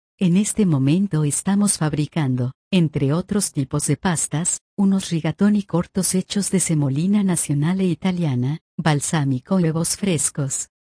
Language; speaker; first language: Spanish; native; Spanish